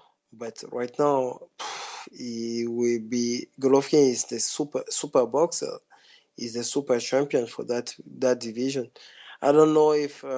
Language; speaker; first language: English; non-native, fluent; French